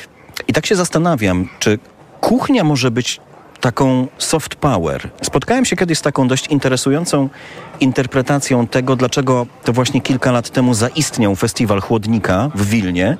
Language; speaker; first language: Polish; native; Polish